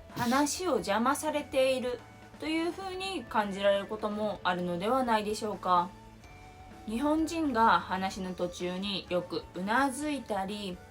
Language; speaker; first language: Japanese; native; Japanese